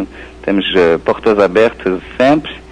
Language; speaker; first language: Portuguese; non-native, fluent; French